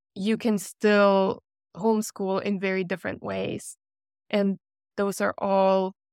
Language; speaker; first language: English; non-native, fluent; Russian